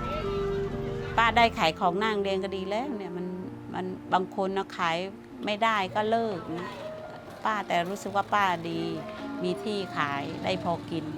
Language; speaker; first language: Thai; native; Thai